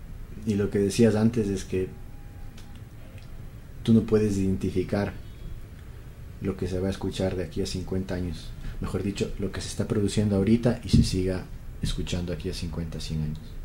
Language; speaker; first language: Spanish; native; Spanish